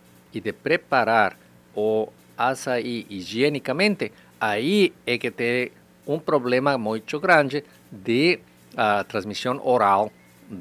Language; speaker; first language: Portuguese; non-native, learner; Spanish